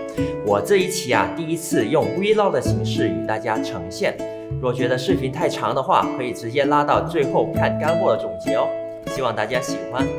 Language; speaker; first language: Chinese; non-native, local second language; Cantonese